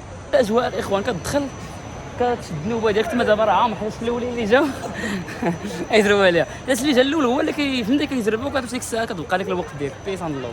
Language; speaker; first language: Arabic; native; Arabic